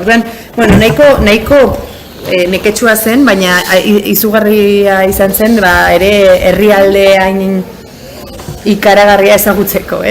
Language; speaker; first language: Basque; non-native, local second language; Spanish